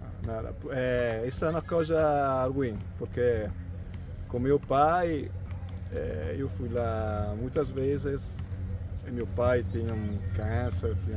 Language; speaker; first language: Portuguese; non-native, fluent; Italian